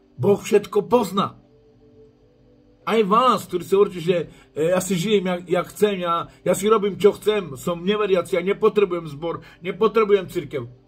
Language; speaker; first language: Slovak; non-native, local second language; Romany